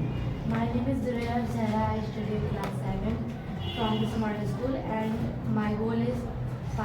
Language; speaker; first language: English; non-native, learner; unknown